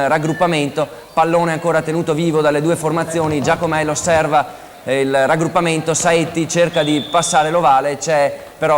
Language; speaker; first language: Italian; native; Italian